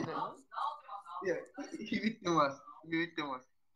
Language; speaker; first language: Japanese; non-native, learner; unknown